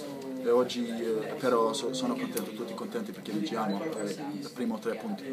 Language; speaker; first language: Italian; non-native, learner; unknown